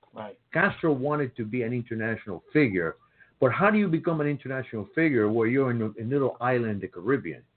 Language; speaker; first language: English; early bilingual, other home language; Spanish